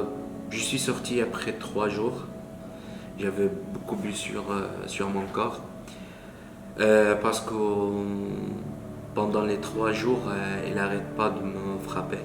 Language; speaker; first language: French; non-native, learner; Arabic